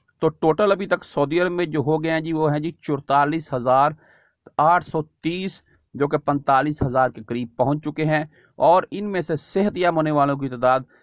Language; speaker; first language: Urdu; native; Urdu